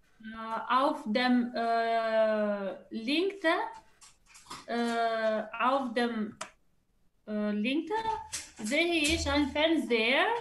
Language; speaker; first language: German; non-native, learner; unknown